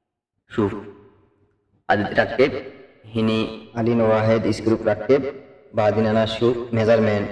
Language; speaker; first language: Arabic; non-native, learner; Bangla